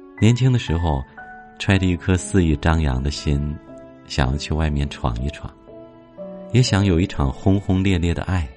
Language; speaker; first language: Chinese; native; Chinese